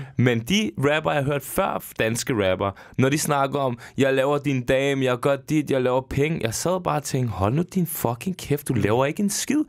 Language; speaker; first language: Danish; early bilingual, other home language; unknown